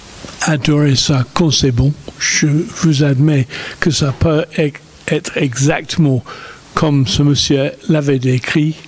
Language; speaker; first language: French; non-native, fluent; English